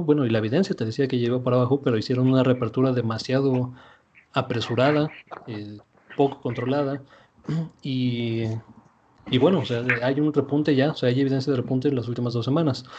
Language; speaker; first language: Spanish; native; Spanish